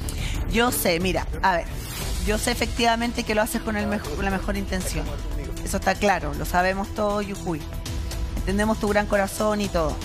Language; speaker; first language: Spanish; native; Spanish